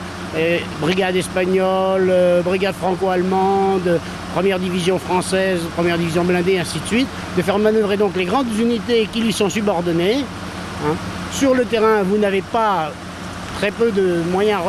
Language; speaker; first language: French; native; French